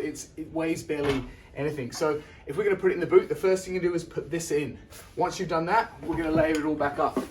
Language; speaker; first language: English; native; English